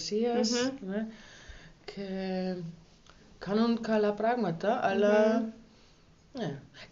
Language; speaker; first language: Greek; non-native, learner; German